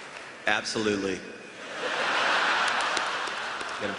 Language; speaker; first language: English; native; English